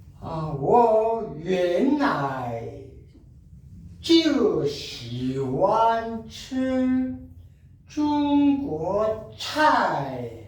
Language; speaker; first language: Chinese; non-native, learner; Korean